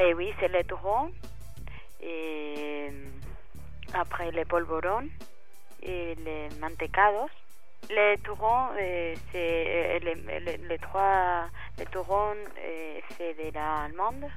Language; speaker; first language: French; non-native, learner; Spanish